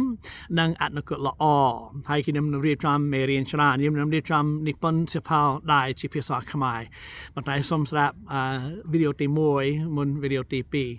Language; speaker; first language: Khmer; non-native, fluent; English